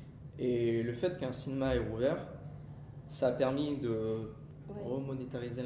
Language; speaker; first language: French; native; French